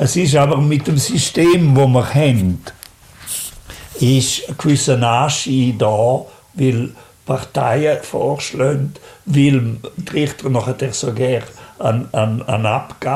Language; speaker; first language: German; native; German